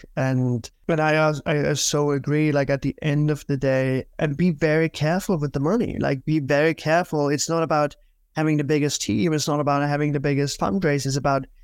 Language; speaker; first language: English; non-native, fluent; German